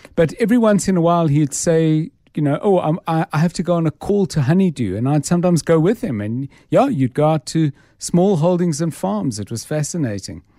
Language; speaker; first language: English; native; English